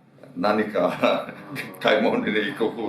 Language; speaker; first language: Japanese; early bilingual, heritage; Japanese